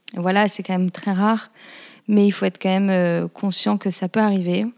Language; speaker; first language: French; native; French